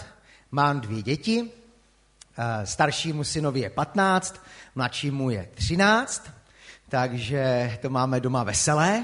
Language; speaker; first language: Czech; native; Czech